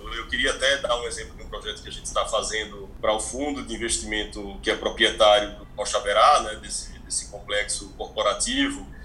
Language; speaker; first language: Portuguese; native; Portuguese